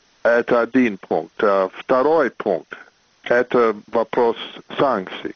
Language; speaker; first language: Russian; non-native, fluent; English